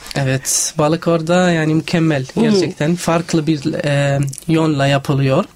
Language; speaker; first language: Turkish; non-native, learner; Arabic